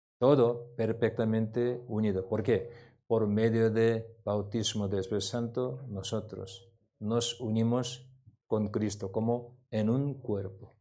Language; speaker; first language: Spanish; non-native, learner; Korean